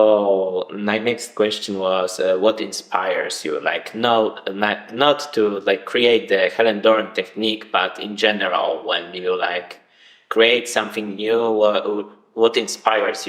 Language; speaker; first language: English; non-native, fluent; Polish